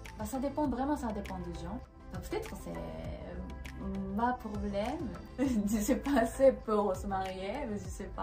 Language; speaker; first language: French; non-native, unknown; Japanese